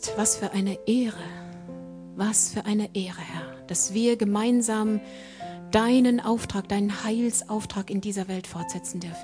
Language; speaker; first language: German; native; German